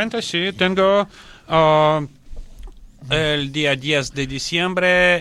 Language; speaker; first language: Spanish; non-native, learner; Russian